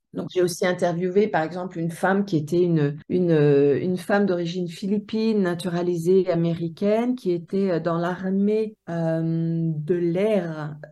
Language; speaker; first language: French; native; French